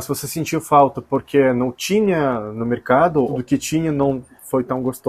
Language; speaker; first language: Portuguese; non-native, fluent; Russian